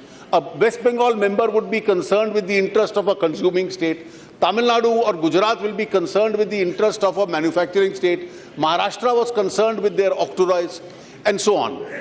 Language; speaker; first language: English; non-native, local second language; Hindi